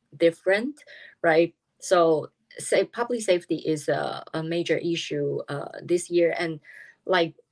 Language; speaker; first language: English; non-native, fluent; Chinese